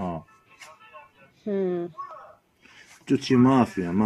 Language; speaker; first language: Italian; non-native, learner; Arabic